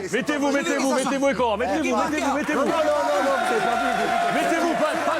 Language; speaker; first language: French; native; French